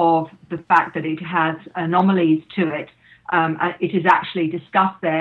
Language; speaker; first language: English; native; English